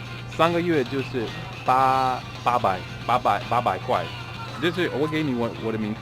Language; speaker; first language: Chinese; non-native, fluent; English